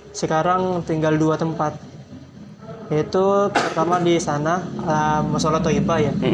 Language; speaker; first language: Indonesian; non-native, local second language; Minangkabau